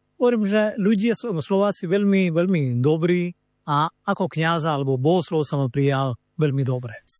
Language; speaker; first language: Slovak; non-native, fluent; Malayalam